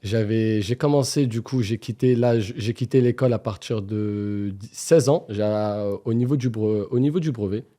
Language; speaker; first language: French; native; French